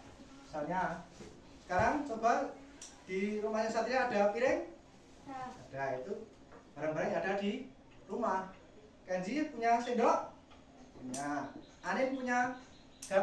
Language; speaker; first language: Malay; non-native, local second language; Javanese